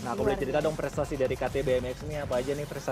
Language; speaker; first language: Indonesian; native; Indonesian